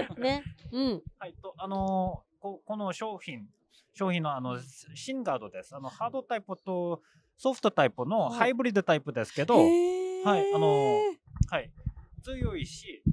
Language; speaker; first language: Japanese; non-native, learner; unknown